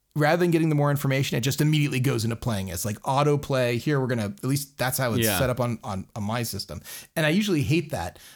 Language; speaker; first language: English; native; English